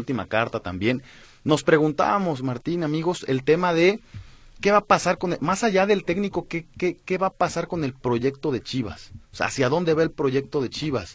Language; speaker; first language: Spanish; native; Spanish